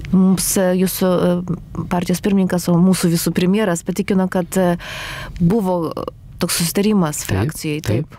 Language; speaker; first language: Lithuanian; non-native, local second language; Polish